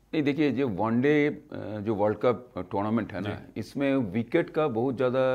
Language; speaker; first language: Hindi; native; Hindi